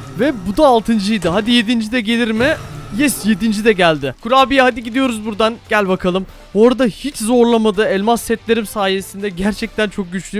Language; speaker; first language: Turkish; native; Turkish